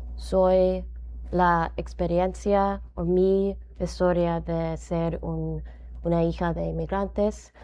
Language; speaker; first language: Spanish; non-native, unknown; English